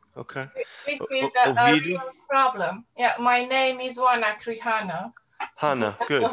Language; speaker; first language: English; non-native, fluent; Romanian